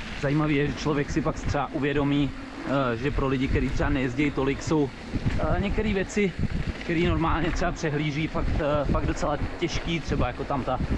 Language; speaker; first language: Czech; native; Czech